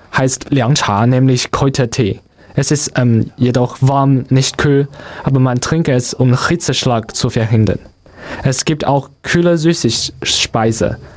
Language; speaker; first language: German; non-native, learner; Cantonese